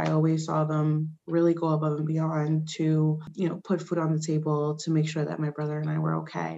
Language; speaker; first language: English; early bilingual, other home language; Spanish